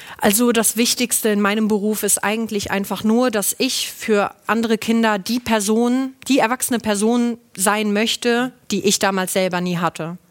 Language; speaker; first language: German; non-native, local second language; Luxembourgish